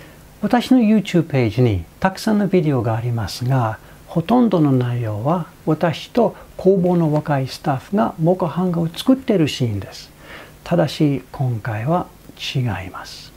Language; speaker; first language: Japanese; non-native, fluent; English